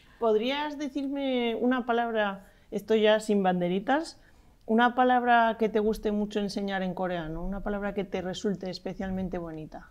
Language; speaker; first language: Spanish; native; Spanish